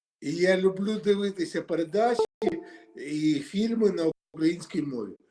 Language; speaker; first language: Ukrainian; non-native, local second language; Russian